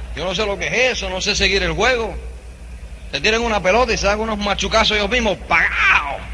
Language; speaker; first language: Spanish; early bilingual, heritage; Spanish